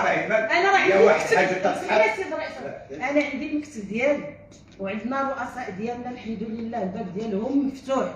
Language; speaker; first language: Arabic; native; Arabic